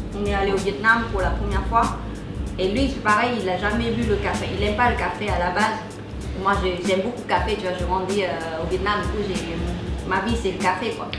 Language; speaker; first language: French; non-native, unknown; Vietnamese